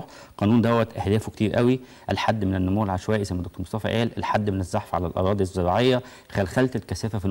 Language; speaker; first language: Arabic; native; Arabic